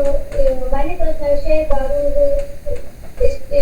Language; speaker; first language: German; non-native, learner; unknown